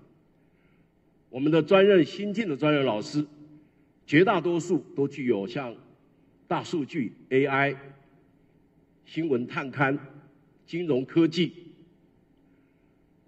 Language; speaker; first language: Chinese; native; Chinese